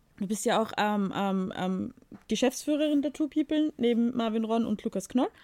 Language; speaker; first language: German; native; German